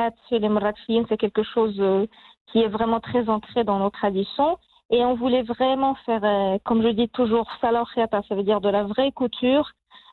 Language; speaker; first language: French; non-native, local second language; Arabic